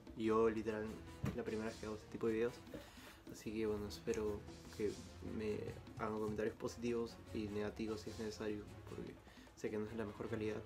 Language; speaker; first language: Spanish; native; Spanish